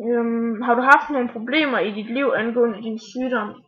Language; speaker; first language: Danish; native; Danish